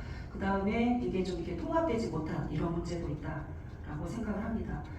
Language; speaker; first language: Korean; native; Korean